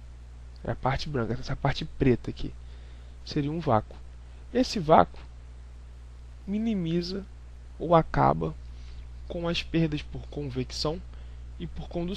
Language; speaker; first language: Portuguese; native; Portuguese